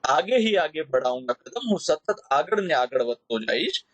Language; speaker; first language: Hindi; non-native, local second language; Gujarati